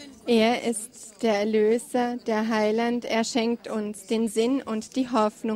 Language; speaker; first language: German; non-native, fluent; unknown